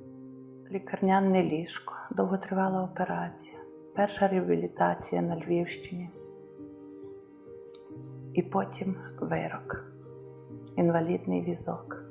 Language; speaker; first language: Ukrainian; native; Ukrainian